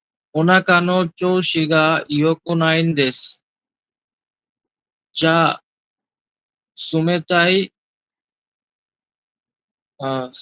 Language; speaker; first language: Japanese; non-native, learner; Bangla